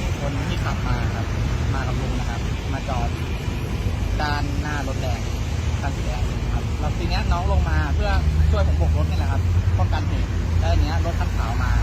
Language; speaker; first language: Thai; native; Thai